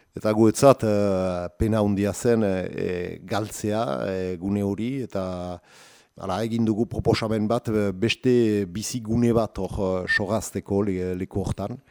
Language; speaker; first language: Basque; native; Basque